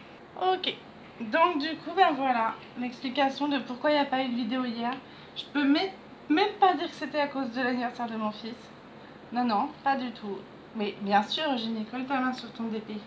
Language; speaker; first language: French; native; French